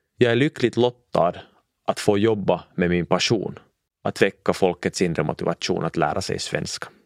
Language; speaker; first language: Swedish; non-native, local second language; Finnish